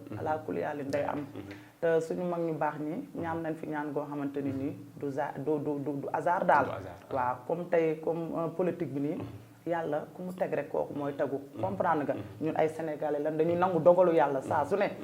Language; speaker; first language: Wolof; native; Wolof